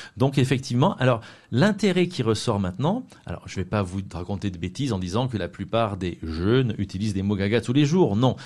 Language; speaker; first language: French; native; French